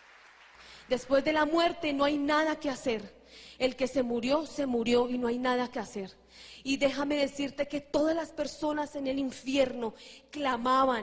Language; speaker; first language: Spanish; native; Spanish